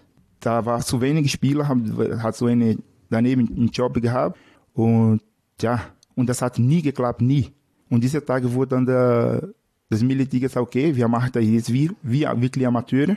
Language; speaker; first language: German; non-native, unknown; Portuguese